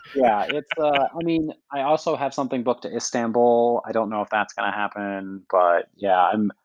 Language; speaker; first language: English; native; English